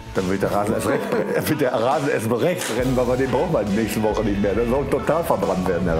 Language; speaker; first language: German; native; German